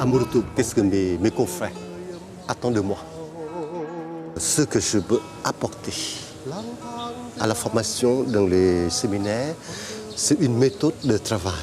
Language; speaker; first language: French; non-native, fluent; Vietnamese